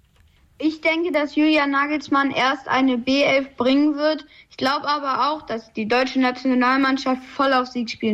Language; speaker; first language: German; native; German